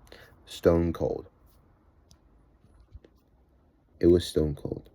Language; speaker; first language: English; native; English